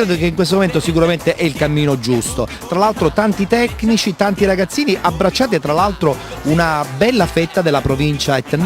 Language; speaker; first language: Italian; native; Italian